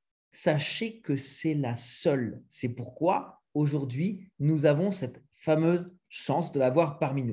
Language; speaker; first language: French; native; French